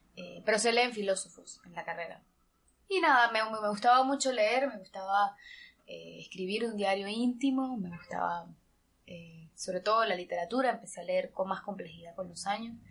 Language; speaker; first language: Spanish; native; Spanish